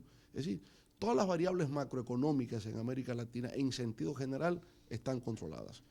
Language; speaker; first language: Spanish; native; Spanish